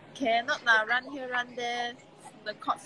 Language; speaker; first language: English; non-native, learner; Thai